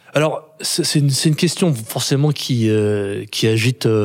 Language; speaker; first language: French; native; French